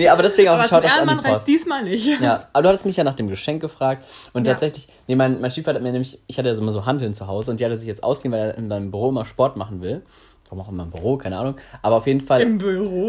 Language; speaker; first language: German; native; German